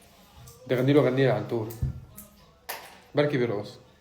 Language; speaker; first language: Arabic; native; Arabic